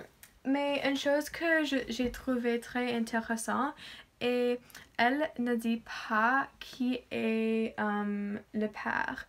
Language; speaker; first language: French; non-native, learner; English